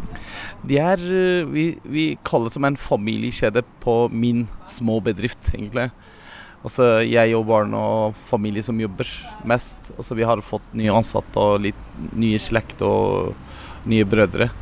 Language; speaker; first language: Norwegian; non-native, learner; Turkish